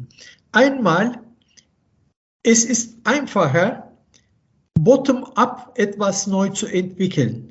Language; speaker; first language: German; non-native, fluent; Turkish